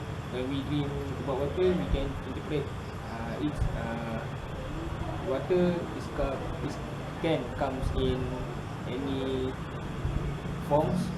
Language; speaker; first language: English; non-native, learner; Malay